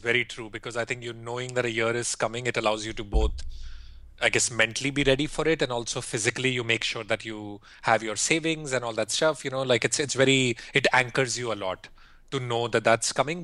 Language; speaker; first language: English; non-native, local second language; Hindi